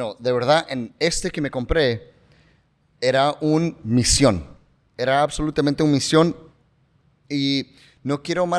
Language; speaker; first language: Spanish; early bilingual, heritage; English